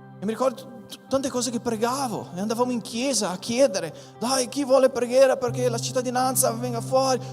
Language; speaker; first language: Italian; non-native, fluent; Portuguese